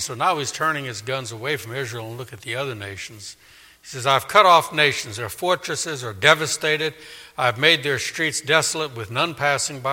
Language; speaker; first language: English; native; English